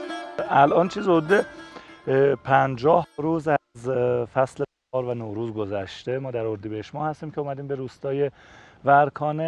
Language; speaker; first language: Persian; native; Persian